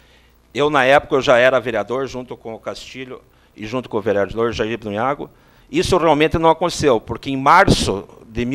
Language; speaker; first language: Portuguese; native; Portuguese